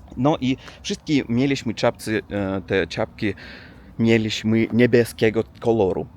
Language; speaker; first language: Polish; non-native, learner; Russian